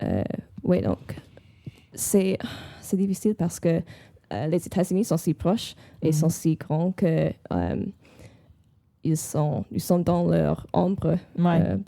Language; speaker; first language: French; non-native, fluent; English